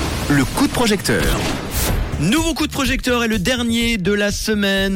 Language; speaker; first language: French; native; French